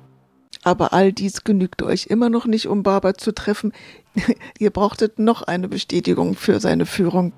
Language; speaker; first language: German; native; German